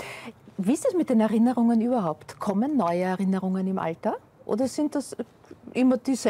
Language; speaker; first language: German; native; German